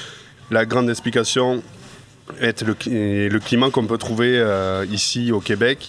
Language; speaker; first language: French; native; French